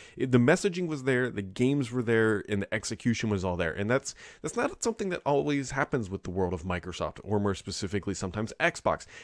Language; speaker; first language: English; native; English